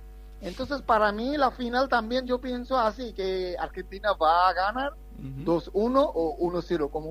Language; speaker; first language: Spanish; non-native, fluent; Bangla